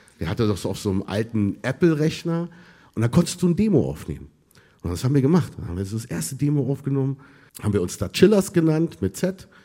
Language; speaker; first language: German; early bilingual, other home language; Arabic